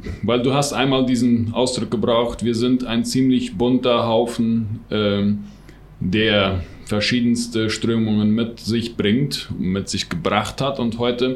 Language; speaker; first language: German; non-native, local second language; Plautdietsch